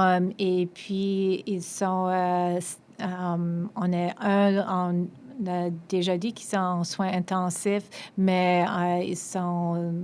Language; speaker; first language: French; non-native, local second language; English